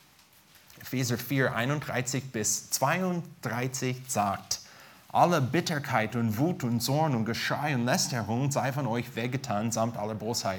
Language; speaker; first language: German; non-native, fluent; English